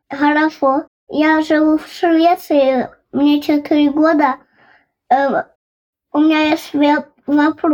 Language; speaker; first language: Russian; early bilingual, heritage; Russian